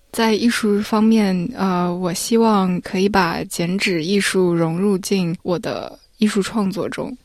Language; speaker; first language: Chinese; native; Chinese